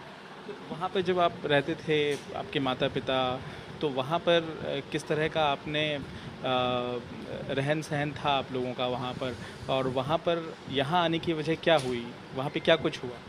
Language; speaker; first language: Hindi; native; Hindi